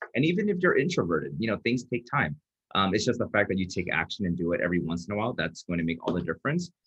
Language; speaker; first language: English; native; English